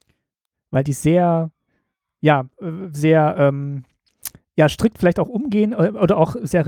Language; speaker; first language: German; native; German